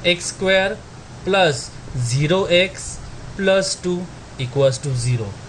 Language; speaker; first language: Hindi; non-native, local second language; Marathi